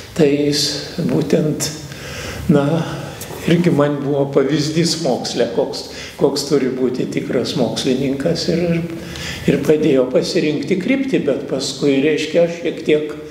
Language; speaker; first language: Lithuanian; native; Lithuanian